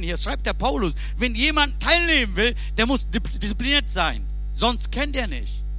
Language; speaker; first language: German; non-native, learner; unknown